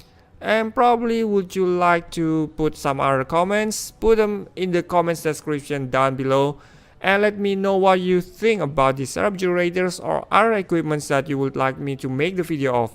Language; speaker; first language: English; non-native, fluent; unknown